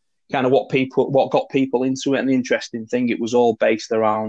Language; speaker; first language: English; native; English